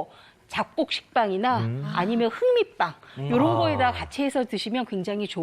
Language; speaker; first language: Korean; native; Korean